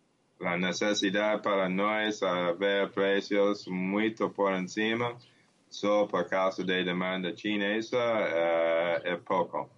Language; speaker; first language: Portuguese; non-native, learner; English